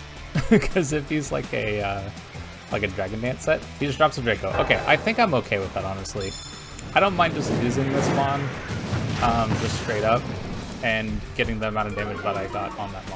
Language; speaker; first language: English; native; English